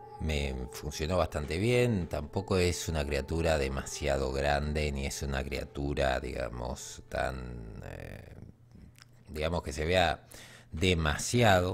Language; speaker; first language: Spanish; native; Spanish